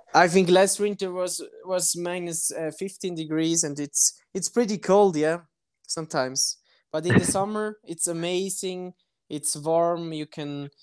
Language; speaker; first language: English; non-native, fluent; German